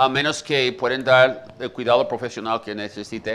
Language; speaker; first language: Spanish; native; Spanish